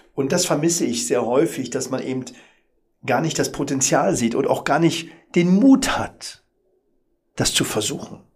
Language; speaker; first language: German; early bilingual, other home language; Arabic